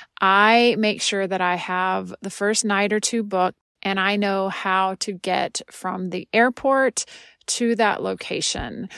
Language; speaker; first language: English; native; English